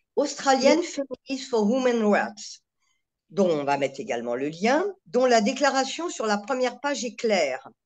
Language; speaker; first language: French; native; French